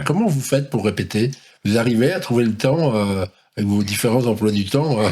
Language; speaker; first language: French; native; French